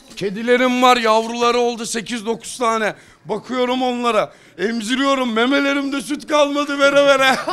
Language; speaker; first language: Turkish; native; Turkish